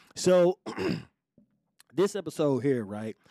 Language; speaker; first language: English; native; English